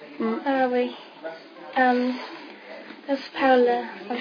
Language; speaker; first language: French; non-native, learner; English